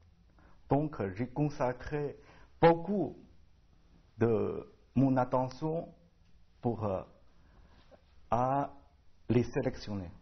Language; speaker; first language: French; non-native, learner; Chinese